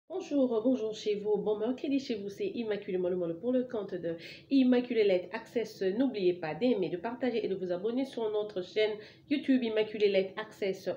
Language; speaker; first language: French; non-native, local second language; Lingala